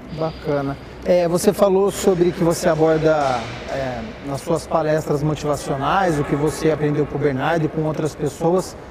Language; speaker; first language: Portuguese; native; Portuguese